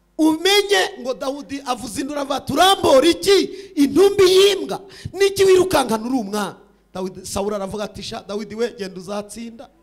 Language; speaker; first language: Kinyarwanda; early bilingual, heritage; Kinyarwanda